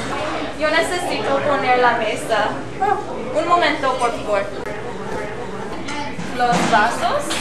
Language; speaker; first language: Spanish; non-native, learner; English